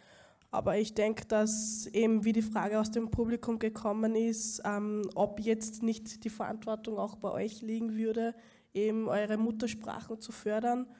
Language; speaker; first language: German; native; German